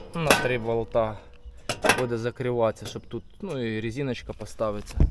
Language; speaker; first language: Ukrainian; native; Ukrainian